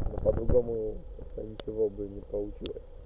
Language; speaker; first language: Russian; non-native, fluent; Polish